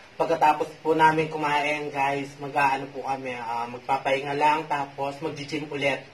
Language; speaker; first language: Filipino; non-native, local second language; Pampanga